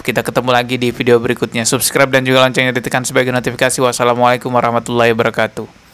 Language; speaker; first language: Indonesian; native; Indonesian